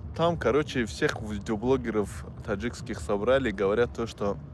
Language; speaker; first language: Russian; non-native, local second language; Tajik